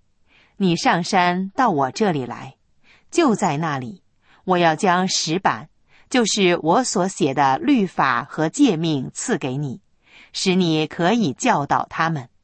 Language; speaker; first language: Chinese; native; Chinese